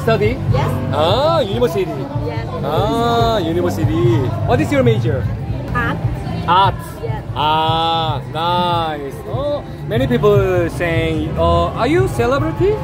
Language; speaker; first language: English; non-native, learner; Korean